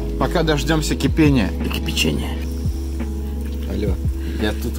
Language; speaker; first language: Russian; native; Russian